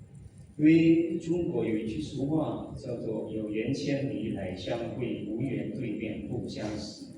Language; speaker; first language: Chinese; non-native, fluent; Madurese